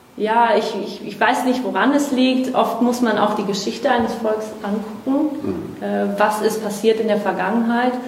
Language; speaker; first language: German; non-native, fluent; Portuguese